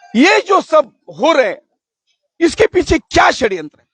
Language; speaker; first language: Hindi; non-native, local second language; Marathi